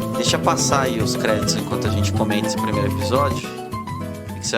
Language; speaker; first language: Portuguese; native; Portuguese